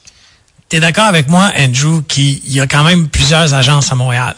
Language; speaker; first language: French; native; French